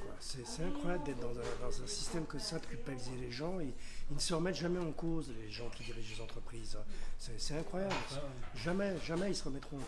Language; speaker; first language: French; native; French